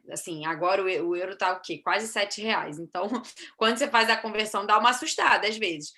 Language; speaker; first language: Portuguese; native; Portuguese